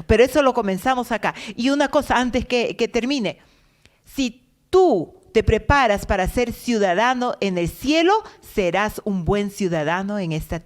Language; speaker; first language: Spanish; native; Spanish